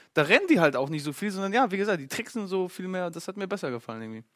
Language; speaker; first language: German; non-native, fluent; Polish